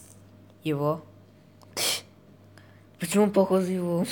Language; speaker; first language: Russian; non-native, learner; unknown